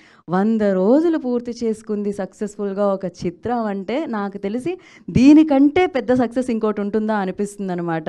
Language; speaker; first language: Telugu; native; Telugu